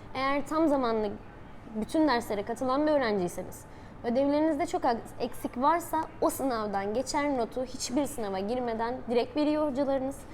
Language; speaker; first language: Turkish; native; Turkish